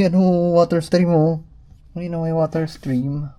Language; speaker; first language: Filipino; native; Filipino